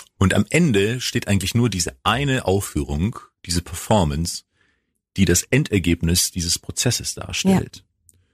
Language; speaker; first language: German; non-native, fluent; Greek